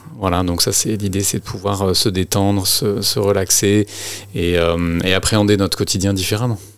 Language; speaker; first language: French; native; French